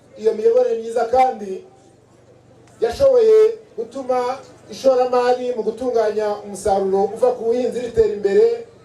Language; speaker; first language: Kinyarwanda; native; Kinyarwanda